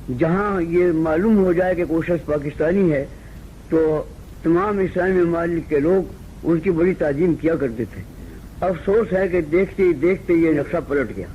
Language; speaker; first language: Urdu; native; Urdu